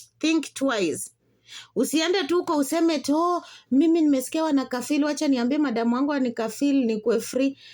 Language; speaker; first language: Swahili; non-native, local second language; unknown